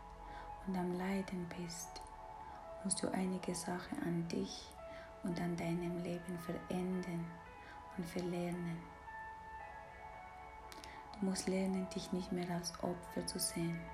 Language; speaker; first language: German; non-native, fluent; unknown